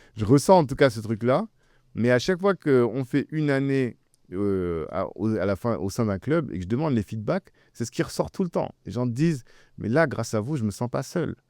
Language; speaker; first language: French; early bilingual, other home language; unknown